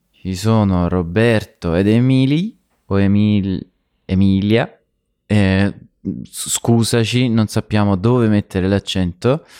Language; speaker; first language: Italian; native; Italian